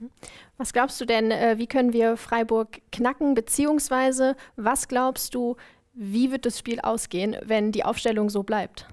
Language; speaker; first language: German; native; German